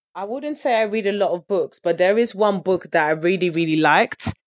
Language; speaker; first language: English; early bilingual, other home language; Dutch